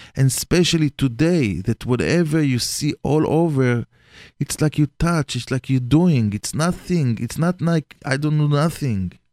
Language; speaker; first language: English; non-native, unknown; Hebrew